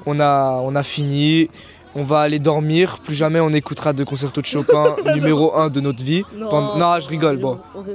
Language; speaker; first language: French; native; French